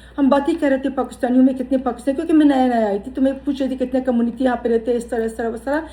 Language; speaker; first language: Urdu; non-native, fluent; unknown